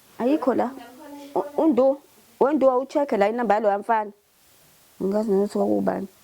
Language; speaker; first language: Zulu; native; Zulu